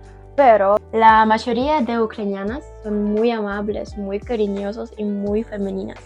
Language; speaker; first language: Spanish; non-native, learner; Ukrainian